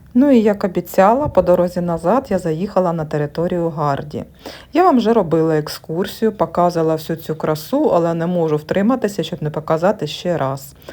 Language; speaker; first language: Ukrainian; native; Ukrainian